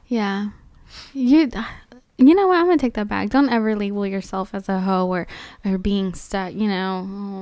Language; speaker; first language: English; early bilingual, other home language; Spanish